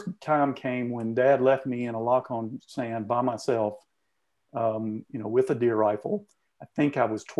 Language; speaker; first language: English; native; English